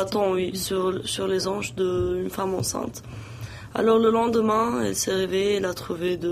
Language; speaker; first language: French; non-native, local second language; Arabic